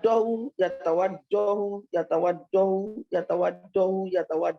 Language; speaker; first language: Arabic; non-native, learner; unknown